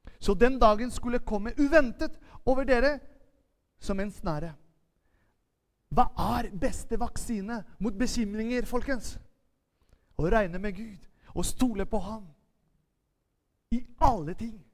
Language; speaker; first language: Norwegian; non-native, fluent; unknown